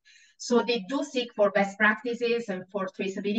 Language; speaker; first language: English; non-native, fluent; Italian